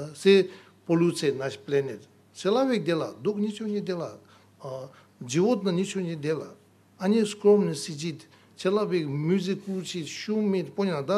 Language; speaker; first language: Russian; non-native, learner; Tibetan